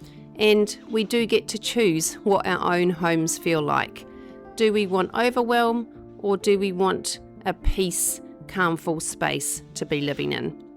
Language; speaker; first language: English; native; English